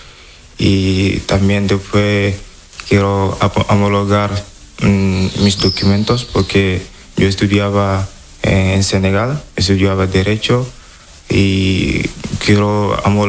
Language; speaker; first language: Spanish; non-native, learner; Wolof